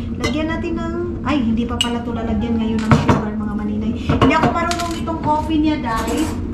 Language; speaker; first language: Filipino; non-native, local second language; Cebuano